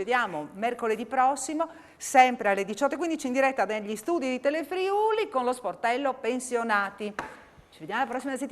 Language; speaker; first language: Italian; native; Italian